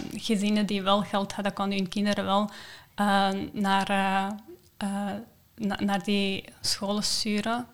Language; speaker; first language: Dutch; non-native, fluent; Persian